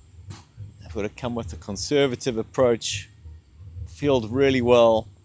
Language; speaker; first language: English; native; English